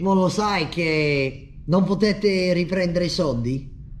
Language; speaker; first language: Italian; non-native, fluent; English